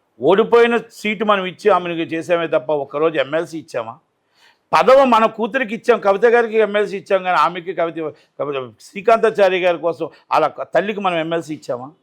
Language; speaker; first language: Telugu; native; Telugu